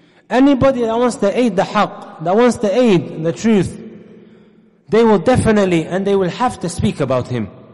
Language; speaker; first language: English; native; English